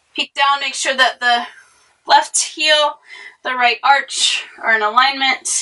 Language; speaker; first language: English; native; English